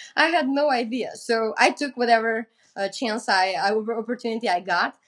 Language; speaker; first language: English; non-native, fluent; Macedonian